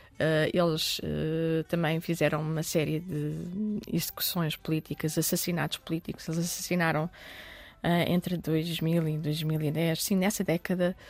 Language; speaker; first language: Portuguese; early bilingual, other home language; Arabic